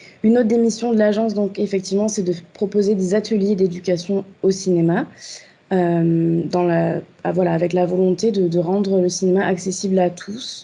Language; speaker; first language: French; native; French